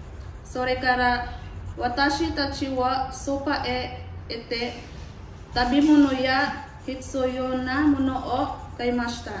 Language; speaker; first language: Japanese; non-native, learner; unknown